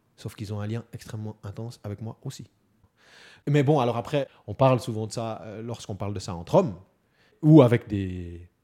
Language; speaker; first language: French; native; French